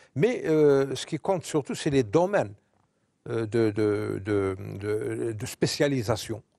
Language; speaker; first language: French; non-native, local second language; Arabic